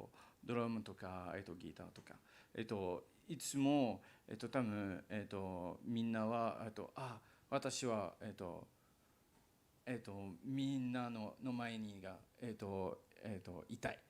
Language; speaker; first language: Japanese; non-native, learner; English